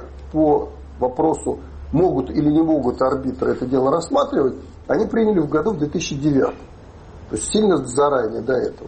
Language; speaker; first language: Russian; native; Russian